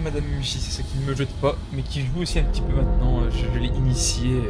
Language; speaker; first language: French; native; French